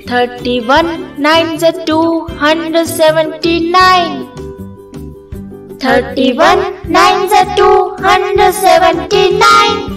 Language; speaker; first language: English; non-native, local second language; Hindi